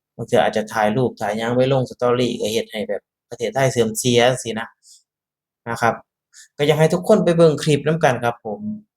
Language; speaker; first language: Thai; native; Thai